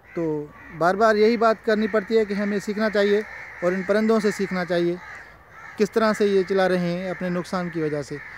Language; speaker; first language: Urdu; non-native, local second language; Sindhi